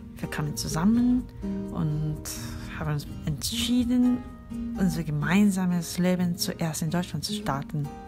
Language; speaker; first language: German; non-native, learner; Korean